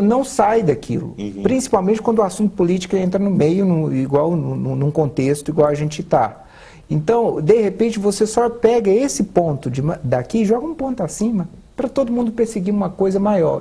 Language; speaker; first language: Portuguese; native; Portuguese